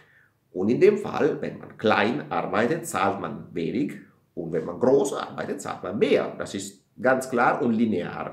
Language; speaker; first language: German; non-native, fluent; Italian